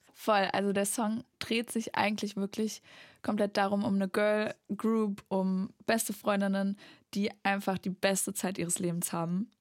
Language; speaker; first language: German; native; German